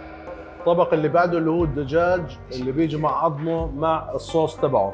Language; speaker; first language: Arabic; native; Arabic